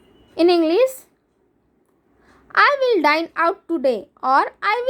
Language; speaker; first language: English; non-native, local second language; Hindi